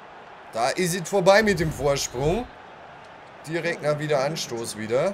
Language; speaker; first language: German; native; German